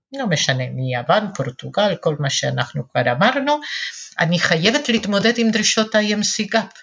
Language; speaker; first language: Hebrew; non-native, fluent; Spanish